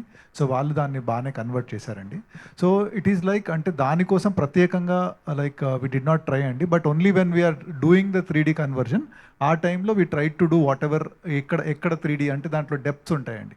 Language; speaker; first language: Telugu; native; Telugu